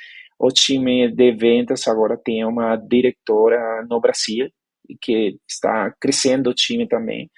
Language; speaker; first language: Portuguese; non-native, fluent; Spanish